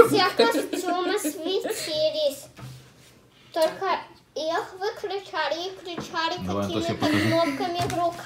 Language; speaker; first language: Russian; early bilingual, heritage; Russian